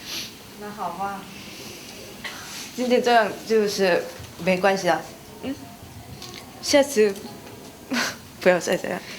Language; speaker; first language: Chinese; non-native, learner; Korean